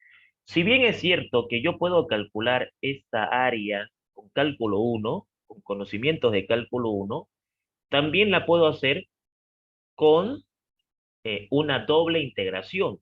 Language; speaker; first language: Spanish; native; Spanish